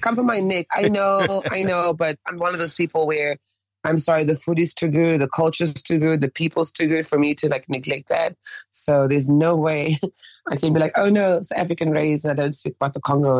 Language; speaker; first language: English; early bilingual, other home language; French